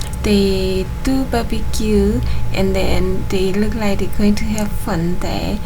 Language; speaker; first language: English; non-native, learner; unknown